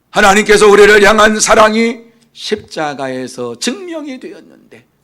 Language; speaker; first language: Korean; native; Korean